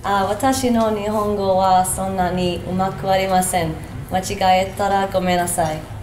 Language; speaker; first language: Japanese; non-native, learner; English